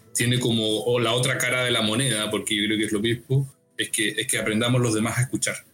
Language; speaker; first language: Spanish; native; Spanish